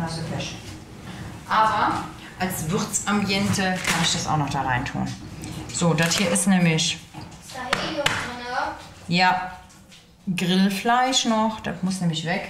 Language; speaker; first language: German; native; German